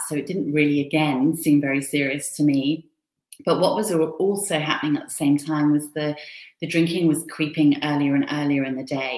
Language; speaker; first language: English; native; English